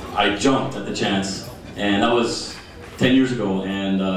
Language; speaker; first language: English; early bilingual, other home language; Greek